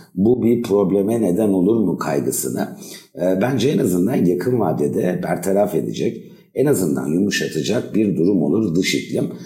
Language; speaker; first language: Turkish; native; Turkish